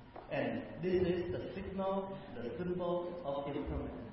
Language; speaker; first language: English; non-native, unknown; Vietnamese